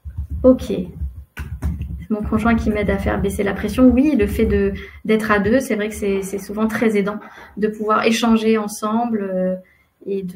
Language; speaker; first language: French; native; French